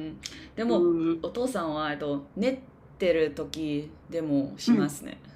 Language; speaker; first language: Japanese; non-native, learner; English